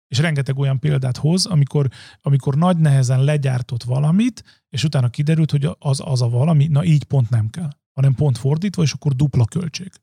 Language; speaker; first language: Hungarian; native; Hungarian